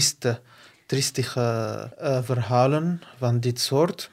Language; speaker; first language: Dutch; non-native, fluent; Arabic